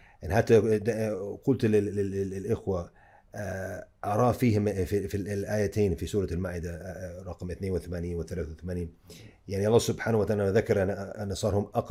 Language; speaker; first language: Arabic; non-native, fluent; English